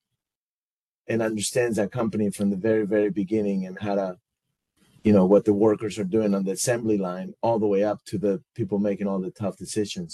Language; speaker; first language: English; non-native, fluent; Spanish